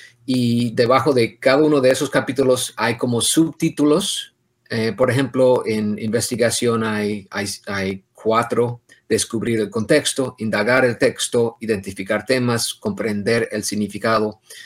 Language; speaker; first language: Spanish; non-native, fluent; English